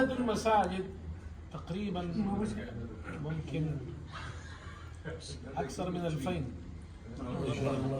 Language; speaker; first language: Arabic; non-native, fluent; Urdu